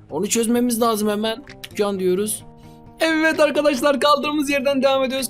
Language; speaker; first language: Turkish; native; Turkish